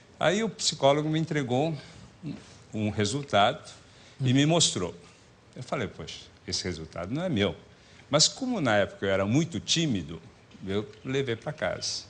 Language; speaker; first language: Portuguese; early bilingual, other home language; Japanese